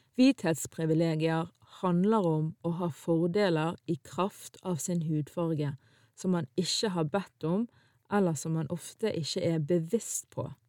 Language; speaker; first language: Norwegian; early bilingual, other home language; Arabic